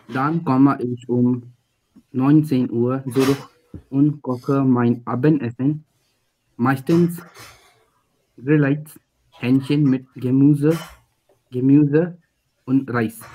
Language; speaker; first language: German; non-native, learner; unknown